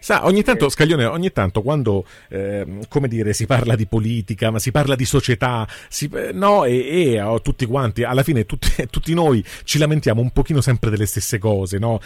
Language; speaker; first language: Italian; native; Italian